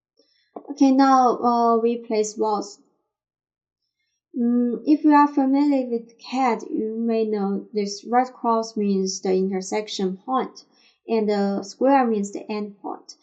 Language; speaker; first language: English; non-native, fluent; Chinese